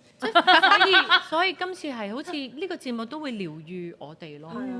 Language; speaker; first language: Cantonese; native; Cantonese